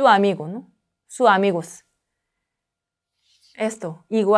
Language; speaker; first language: Spanish; non-native, learner; Korean